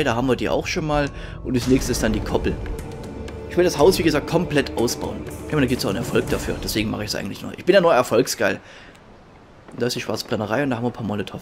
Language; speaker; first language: German; native; German